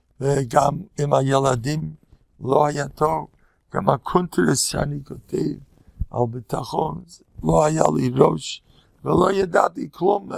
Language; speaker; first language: Hebrew; non-native, fluent; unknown